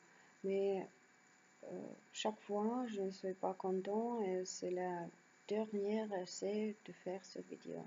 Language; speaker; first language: French; non-native, learner; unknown